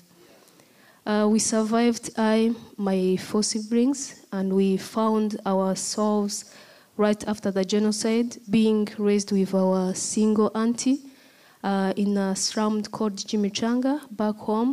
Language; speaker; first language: English; non-native, local second language; Kinyarwanda